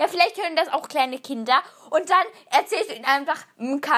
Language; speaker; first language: German; native; German